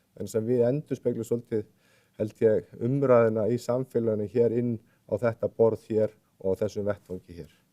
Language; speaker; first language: Icelandic; native; Icelandic